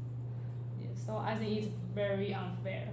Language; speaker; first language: English; non-native, learner; Chinese